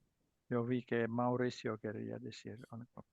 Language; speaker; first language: Spanish; non-native, learner; Finnish